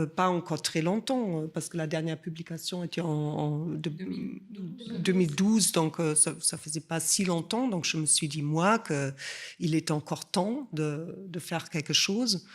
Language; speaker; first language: French; non-native, fluent; German